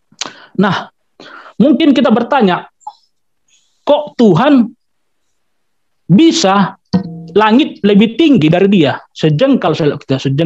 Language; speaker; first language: Indonesian; native; Indonesian